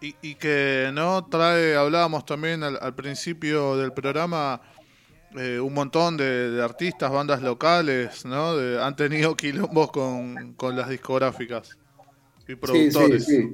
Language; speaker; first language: Spanish; native; Spanish